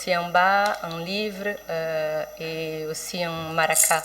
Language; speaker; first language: French; non-native, fluent; Portuguese